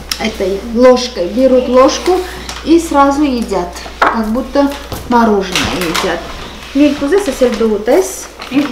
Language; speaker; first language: Russian; non-native, local second language; Armenian